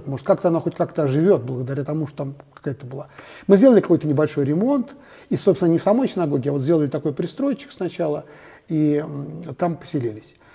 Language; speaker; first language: Russian; native; Russian